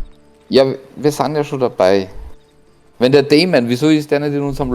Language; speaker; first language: German; native; German